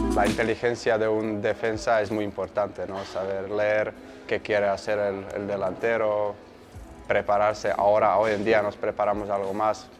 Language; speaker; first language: Spanish; non-native, fluent; Slovak